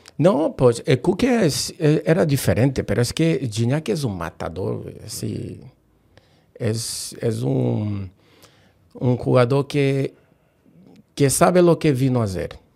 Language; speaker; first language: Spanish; non-native, fluent; Portuguese